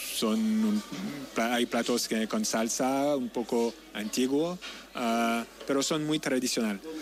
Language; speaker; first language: Spanish; non-native, learner; French